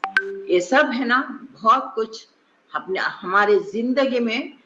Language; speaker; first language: Hindi; non-native, local second language; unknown